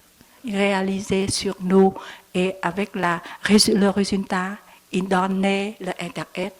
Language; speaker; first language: French; non-native, learner; Vietnamese